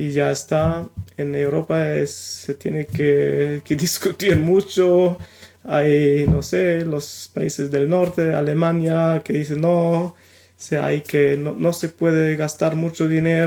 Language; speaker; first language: Spanish; non-native, fluent; German